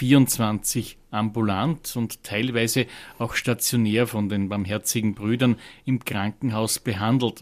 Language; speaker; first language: German; native; German